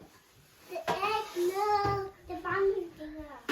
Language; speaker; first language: Danish; early bilingual, other home language; Vietnamese